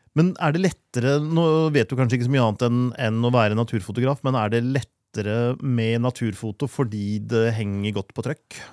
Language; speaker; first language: Norwegian; native; Norwegian